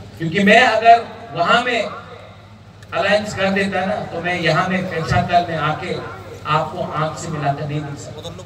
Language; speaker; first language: Hindi; non-native, local second language; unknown